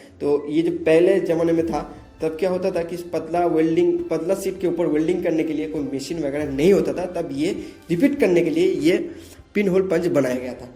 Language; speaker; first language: Hindi; non-native, local second language; Bangla